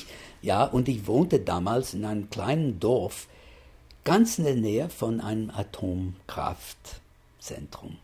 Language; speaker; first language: German; non-native, fluent; English